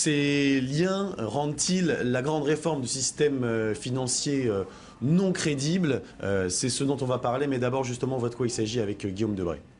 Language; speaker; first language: French; native; French